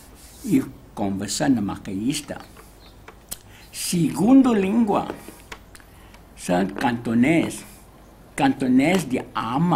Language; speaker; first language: Portuguese; non-native, learner; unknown